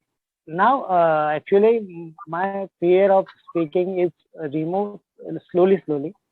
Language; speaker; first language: English; non-native, learner; Marathi